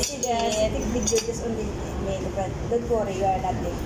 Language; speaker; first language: English; non-native, local second language; Filipino